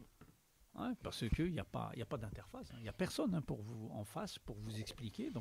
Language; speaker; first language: French; native; French